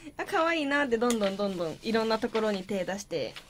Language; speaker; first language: Japanese; native; Japanese